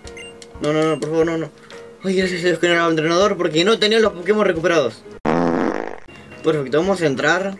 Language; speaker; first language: Spanish; native; Spanish